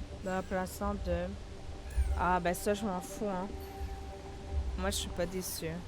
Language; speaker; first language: French; native; French